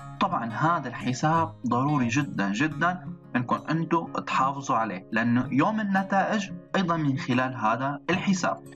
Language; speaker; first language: Arabic; native; Arabic